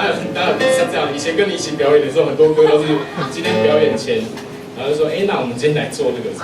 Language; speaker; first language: Chinese; native; Chinese